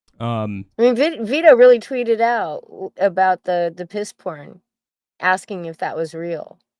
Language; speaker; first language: English; native; English